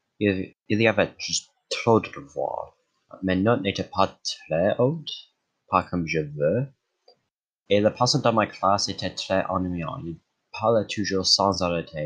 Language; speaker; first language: French; non-native, local second language; English